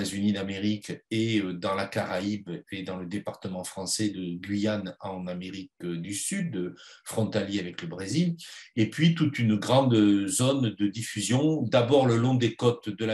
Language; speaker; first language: French; native; French